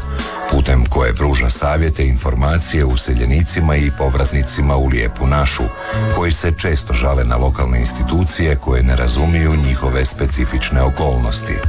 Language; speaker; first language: Serbian; native; Serbian